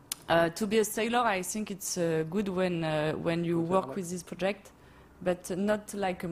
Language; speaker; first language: English; non-native, learner; French